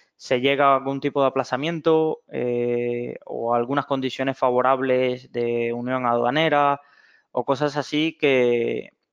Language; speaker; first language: Spanish; native; Spanish